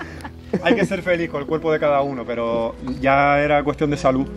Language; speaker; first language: Spanish; native; Spanish